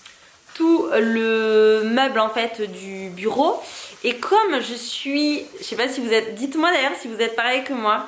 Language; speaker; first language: French; native; French